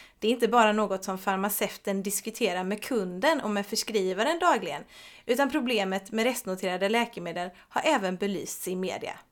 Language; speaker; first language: Swedish; native; Swedish